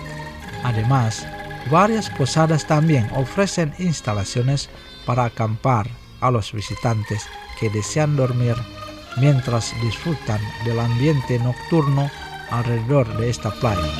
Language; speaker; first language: Spanish; non-native, fluent; Indonesian